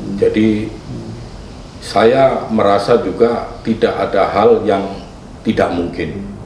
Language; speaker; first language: Indonesian; native; Indonesian